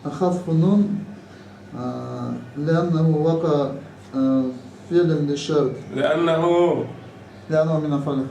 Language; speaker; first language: Arabic; non-native, learner; Chechen